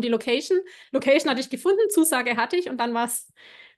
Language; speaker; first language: German; native; German